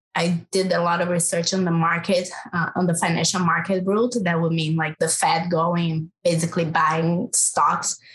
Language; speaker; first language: English; non-native, fluent; Portuguese